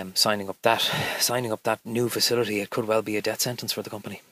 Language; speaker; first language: English; native; English